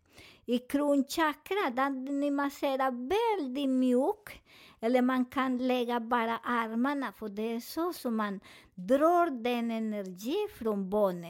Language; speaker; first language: Swedish; non-native, learner; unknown